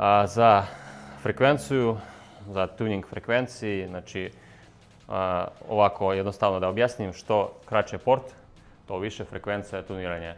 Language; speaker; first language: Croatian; non-native, fluent; Russian